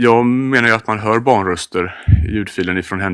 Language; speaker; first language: Swedish; native; Swedish